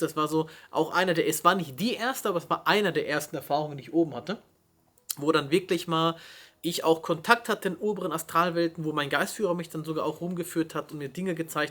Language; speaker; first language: German; native; German